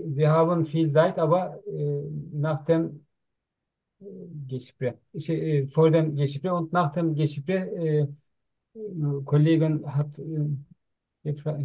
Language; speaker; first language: German; non-native, learner; Turkish